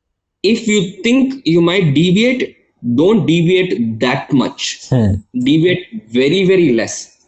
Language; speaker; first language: English; non-native, local second language; Telugu